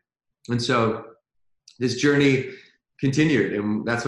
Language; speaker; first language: English; native; English